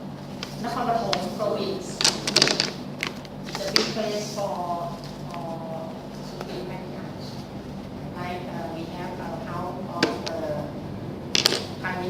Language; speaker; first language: English; non-native, learner; Thai